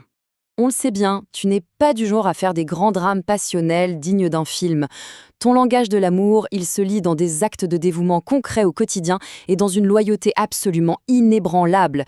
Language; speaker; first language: French; native; French